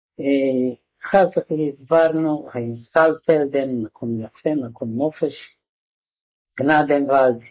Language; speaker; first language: Hebrew; non-native, fluent; Hungarian